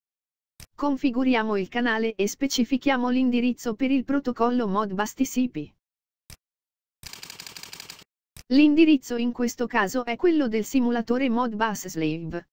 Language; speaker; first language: Italian; native; Italian